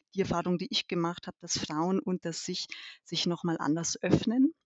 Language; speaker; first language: German; early bilingual, other home language; Albanian